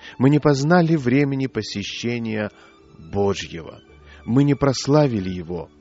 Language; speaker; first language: Russian; native; Russian